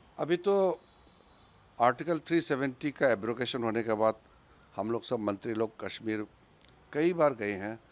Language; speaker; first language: Hindi; non-native, local second language; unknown